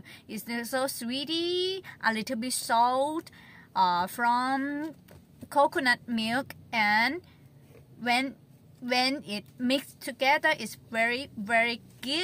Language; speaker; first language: English; non-native, learner; Thai